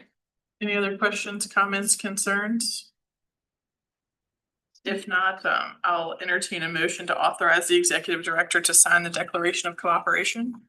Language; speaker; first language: English; native; English